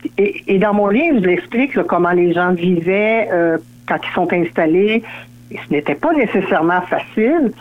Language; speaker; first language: French; native; French